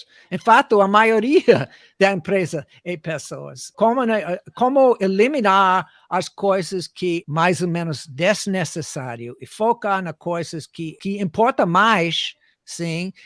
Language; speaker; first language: Portuguese; non-native, fluent; English